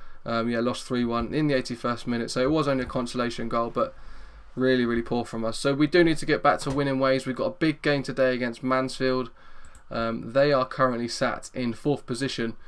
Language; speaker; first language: English; native; English